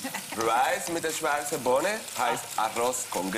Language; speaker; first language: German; non-native, fluent; Spanish